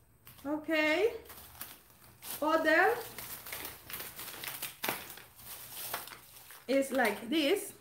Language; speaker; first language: English; non-native, learner; Spanish